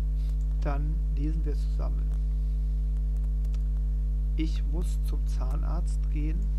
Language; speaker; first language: German; non-native, fluent; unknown